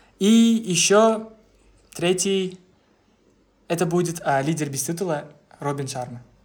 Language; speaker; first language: Russian; non-native, local second language; Uzbek